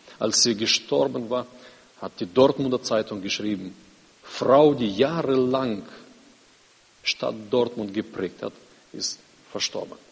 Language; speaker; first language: German; non-native, fluent; Russian